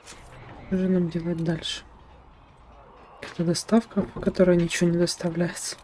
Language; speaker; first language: Russian; native; Russian